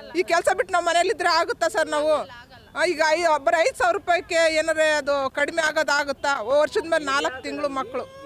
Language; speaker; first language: Kannada; native; Kannada